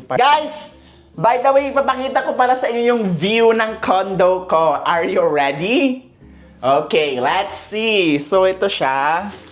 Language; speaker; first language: Filipino; native; Filipino